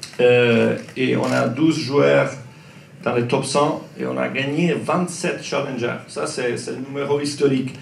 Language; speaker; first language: French; non-native, learner; Croatian